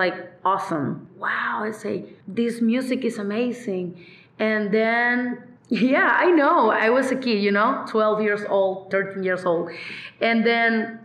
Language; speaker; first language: English; non-native, learner; Spanish